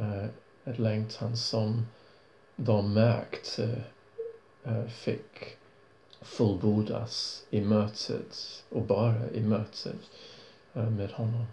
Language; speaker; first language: Swedish; non-native, fluent; English